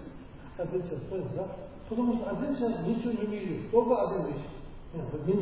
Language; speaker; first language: Russian; non-native, learner; Tibetan